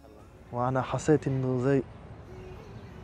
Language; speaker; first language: Arabic; non-native, fluent; French